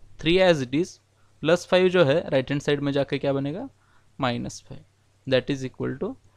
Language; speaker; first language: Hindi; non-native, local second language; Marathi